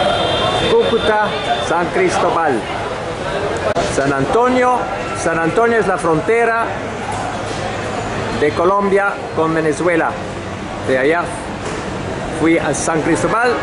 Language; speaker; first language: Spanish; non-native, learner; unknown